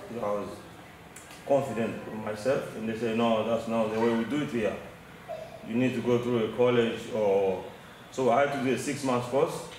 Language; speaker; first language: English; non-native, fluent; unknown